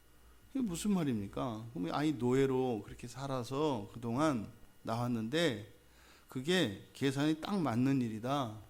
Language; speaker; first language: Korean; native; Korean